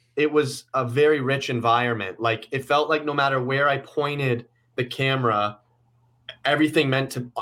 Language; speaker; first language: English; native; English